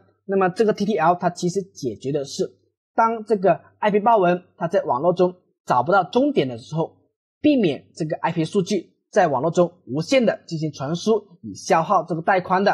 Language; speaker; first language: Chinese; native; Chinese